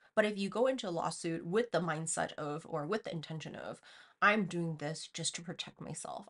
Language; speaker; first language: English; non-native, fluent; Chinese